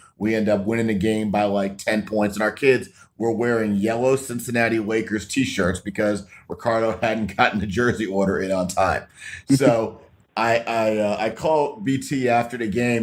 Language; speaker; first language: English; native; English